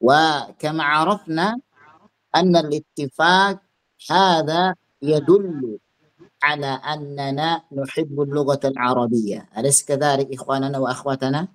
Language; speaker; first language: Arabic; non-native, fluent; Indonesian